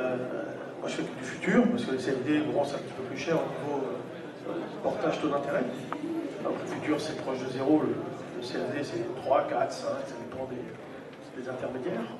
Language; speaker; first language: French; native; French